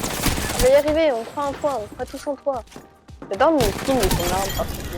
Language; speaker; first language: French; native; French